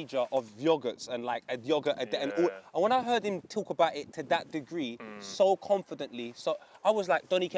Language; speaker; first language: English; native; English